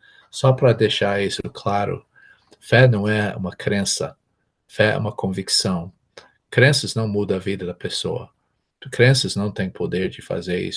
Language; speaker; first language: Portuguese; non-native, fluent; English